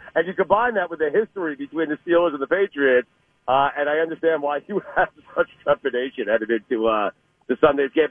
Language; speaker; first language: English; native; English